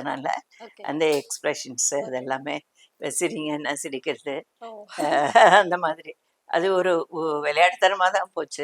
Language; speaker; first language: Tamil; non-native, local second language; Telugu